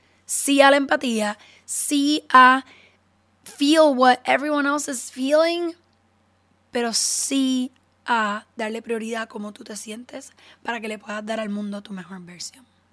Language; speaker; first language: Spanish; native; Spanish